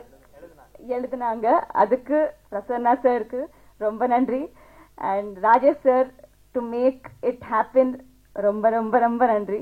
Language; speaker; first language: Tamil; non-native, local second language; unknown